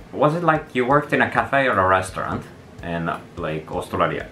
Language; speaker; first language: English; non-native, fluent; Finnish